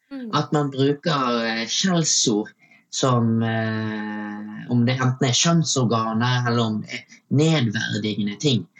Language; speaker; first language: Norwegian; early bilingual, other home language; Tamil